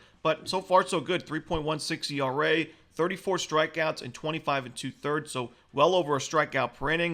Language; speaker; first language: English; native; English